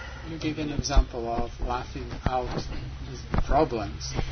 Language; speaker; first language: English; non-native, fluent; Lithuanian